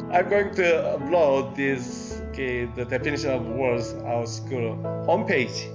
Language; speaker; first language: English; non-native, learner; Korean